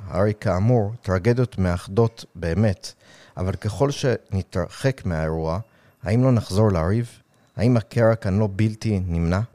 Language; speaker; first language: Hebrew; early bilingual, other home language; English